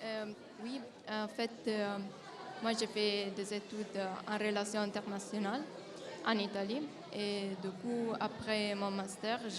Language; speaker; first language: French; non-native, fluent; Italian